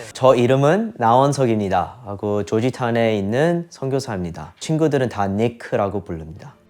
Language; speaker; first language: Korean; early bilingual, heritage; Korean